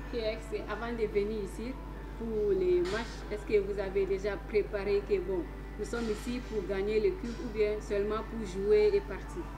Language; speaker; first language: French; non-native, learner; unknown